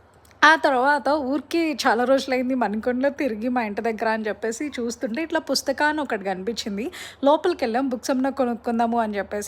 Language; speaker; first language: Telugu; native; Telugu